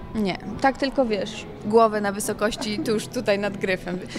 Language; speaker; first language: Polish; native; Polish